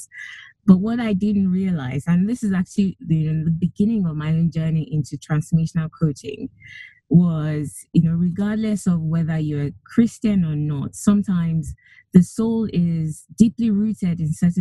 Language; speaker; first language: English; non-native, local second language; Yoruba